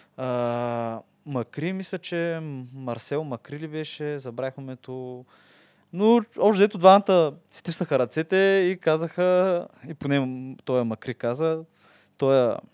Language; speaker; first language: Bulgarian; native; Bulgarian